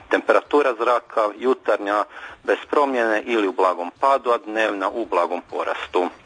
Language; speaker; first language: Croatian; native; Croatian